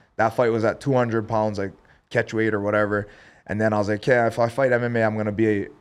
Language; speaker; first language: English; native; English